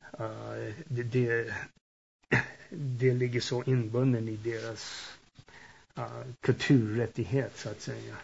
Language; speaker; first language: Swedish; early bilingual, heritage; Swedish